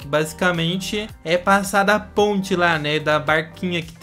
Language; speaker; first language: Portuguese; native; Portuguese